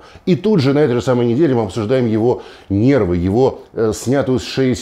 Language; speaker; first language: Russian; native; Russian